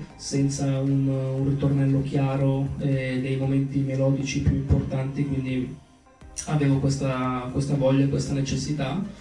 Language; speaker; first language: Italian; native; Italian